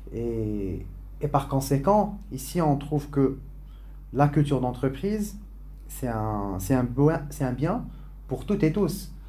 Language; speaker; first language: French; non-native, local second language; Arabic